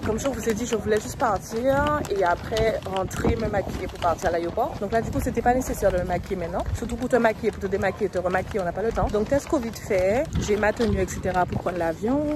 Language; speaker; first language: French; native; French